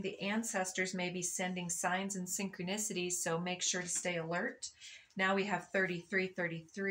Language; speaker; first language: English; native; English